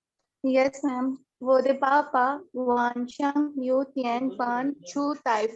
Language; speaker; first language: Chinese; non-native, learner; Urdu